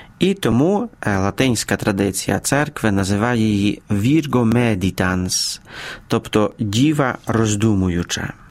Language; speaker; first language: Ukrainian; native; Ukrainian